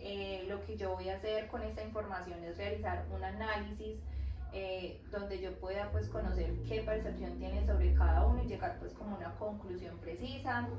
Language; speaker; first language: Spanish; native; Spanish